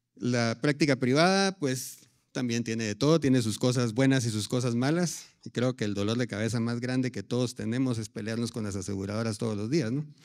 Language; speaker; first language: Spanish; native; Spanish